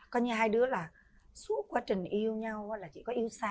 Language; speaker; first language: Vietnamese; native; Vietnamese